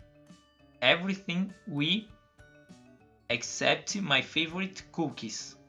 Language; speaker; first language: English; non-native, learner; Portuguese